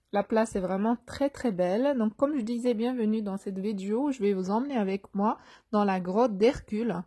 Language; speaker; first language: French; non-native, local second language; Arabic